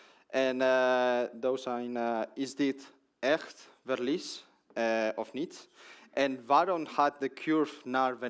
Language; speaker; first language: Dutch; non-native, learner; Spanish